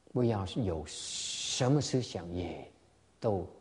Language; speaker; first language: Chinese; non-native, learner; Vietnamese